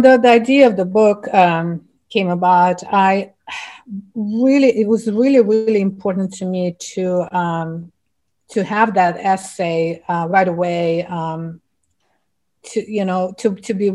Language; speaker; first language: English; non-native, fluent; Russian